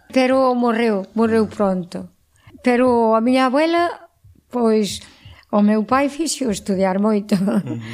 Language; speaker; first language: Galician; native; Galician